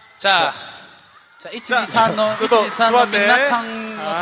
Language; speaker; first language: Japanese; non-native, fluent; Korean